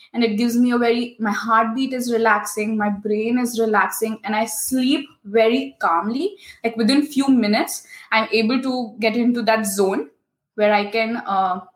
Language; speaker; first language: English; non-native, local second language; Hindi